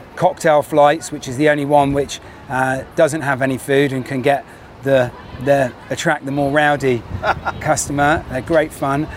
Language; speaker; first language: English; native; English